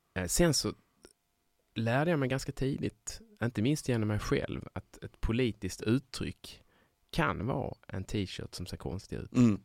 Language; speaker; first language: Swedish; native; Swedish